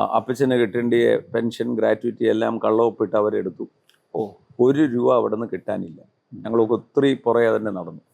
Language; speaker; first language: Malayalam; early bilingual, other home language; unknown